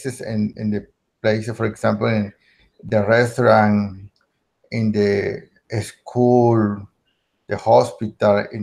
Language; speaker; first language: English; non-native, learner; Spanish